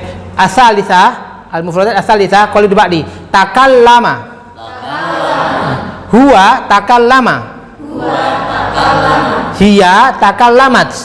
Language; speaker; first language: Arabic; non-native, fluent; Indonesian